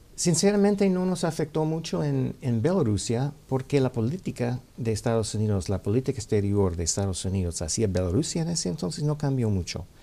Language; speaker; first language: Spanish; non-native, fluent; English